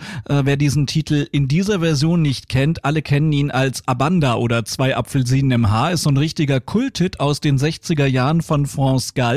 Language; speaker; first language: German; native; German